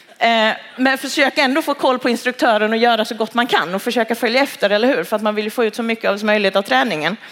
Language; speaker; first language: Swedish; early bilingual, other home language; Cantonese